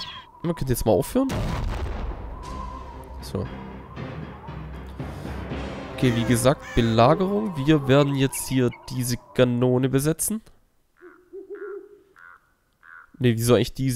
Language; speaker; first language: German; native; German